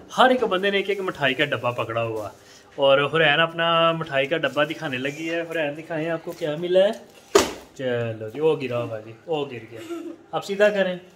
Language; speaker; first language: Urdu; non-native, local second language; Punjabi